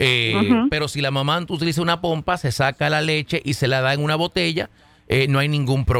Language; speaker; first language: Spanish; native; Spanish